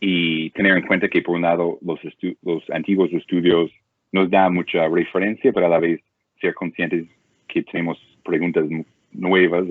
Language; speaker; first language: Spanish; non-native, fluent; English